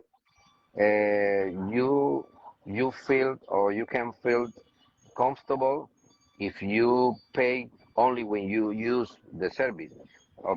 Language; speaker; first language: English; non-native, learner; Spanish